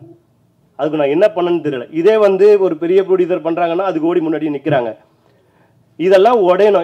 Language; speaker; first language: Tamil; native; Tamil